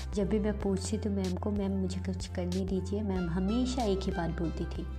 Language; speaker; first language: Hindi; non-native, local second language; Assamese